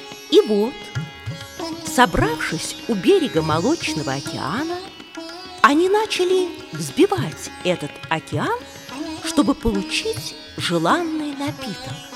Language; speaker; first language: Russian; native; Russian